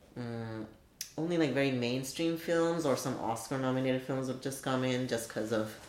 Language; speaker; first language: English; non-native, local second language; Bangla